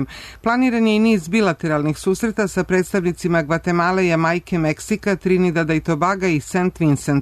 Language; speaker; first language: Serbian; native; Serbian